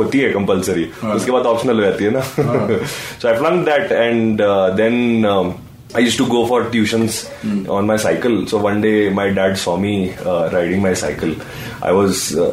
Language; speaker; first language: English; non-native, local second language; Hindi